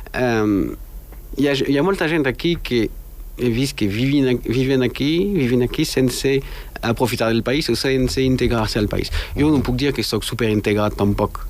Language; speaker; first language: Catalan; non-native, fluent; French